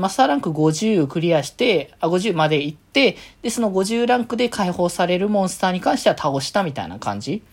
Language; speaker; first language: Japanese; native; Japanese